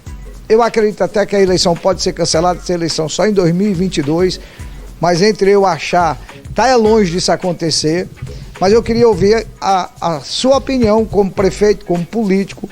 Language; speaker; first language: Portuguese; native; Portuguese